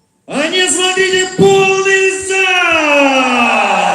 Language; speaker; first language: Russian; native; Russian